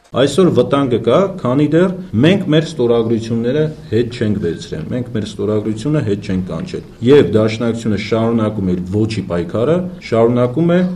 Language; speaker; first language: Armenian; native; Armenian